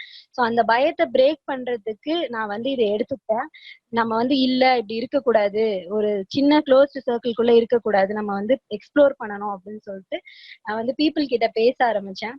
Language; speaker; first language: Tamil; native; Tamil